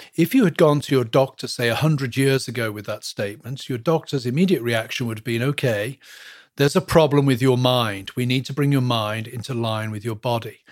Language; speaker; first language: English; native; English